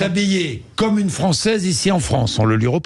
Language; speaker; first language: French; native; French